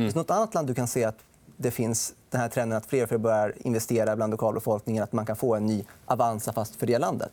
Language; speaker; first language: Swedish; native; Swedish